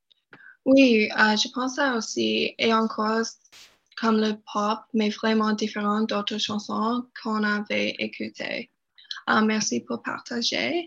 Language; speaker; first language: French; non-native, learner; English